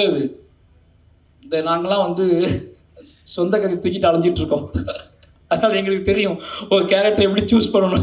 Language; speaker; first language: Tamil; native; Tamil